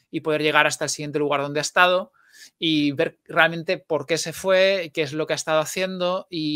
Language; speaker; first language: Spanish; native; Spanish